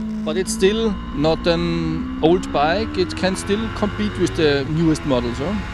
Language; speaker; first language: English; non-native, fluent; German